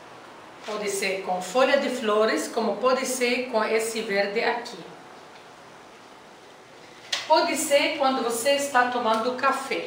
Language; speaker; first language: Portuguese; non-native, fluent; Arabic